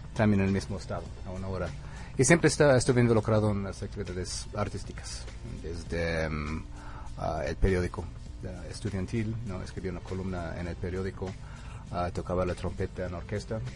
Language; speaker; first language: Spanish; non-native, fluent; English